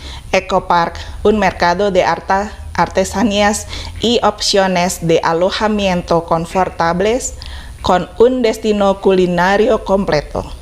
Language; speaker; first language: Spanish; non-native, fluent; Indonesian